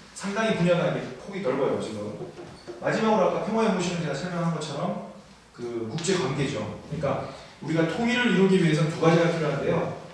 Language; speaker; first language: Korean; native; Korean